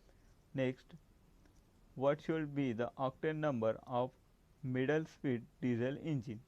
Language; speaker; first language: English; non-native, local second language; Marathi